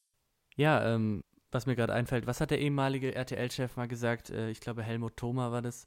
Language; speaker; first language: German; native; German